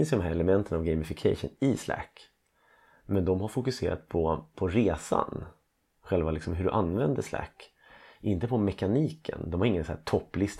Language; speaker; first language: Swedish; native; Swedish